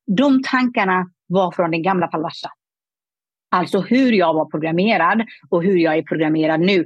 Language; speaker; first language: Swedish; non-native, fluent; Persian